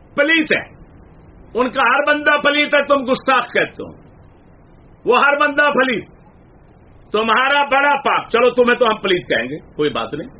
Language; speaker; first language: Urdu; non-native, local second language; Punjabi